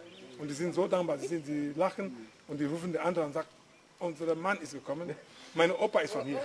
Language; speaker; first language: German; non-native, fluent; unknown